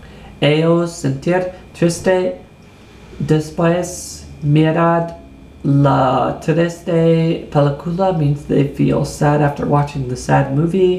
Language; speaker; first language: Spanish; non-native, learner; English